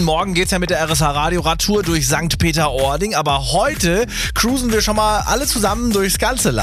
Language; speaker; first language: German; native; German